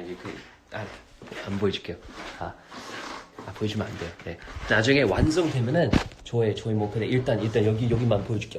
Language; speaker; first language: Korean; non-native, fluent; English